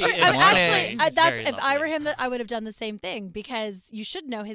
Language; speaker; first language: English; native; English